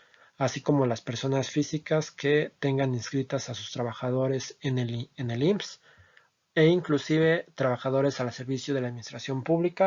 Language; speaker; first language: Spanish; native; Spanish